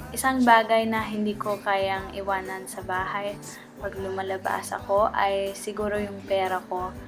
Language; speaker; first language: Filipino; early bilingual, heritage; Filipino